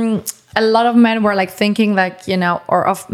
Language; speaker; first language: English; non-native, fluent; German